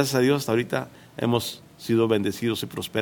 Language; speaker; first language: Spanish; native; Spanish